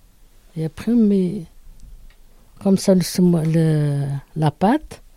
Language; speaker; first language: French; non-native, learner; Arabic